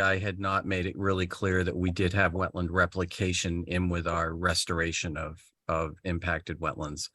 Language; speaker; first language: English; native; English